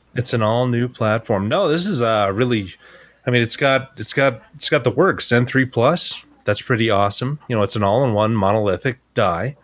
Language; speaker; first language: English; native; English